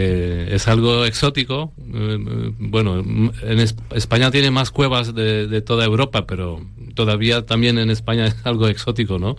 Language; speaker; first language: Spanish; non-native, fluent; Polish